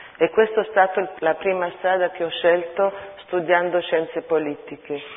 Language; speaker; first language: Italian; early bilingual, other home language; Armenian